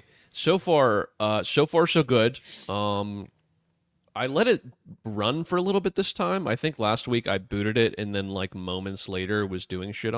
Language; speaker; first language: English; native; English